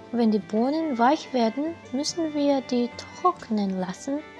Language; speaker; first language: German; non-native, fluent; Japanese